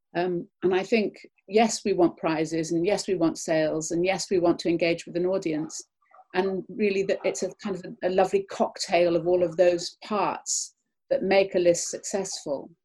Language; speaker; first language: English; native; English